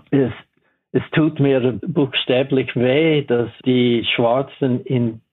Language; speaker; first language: German; non-native, fluent; English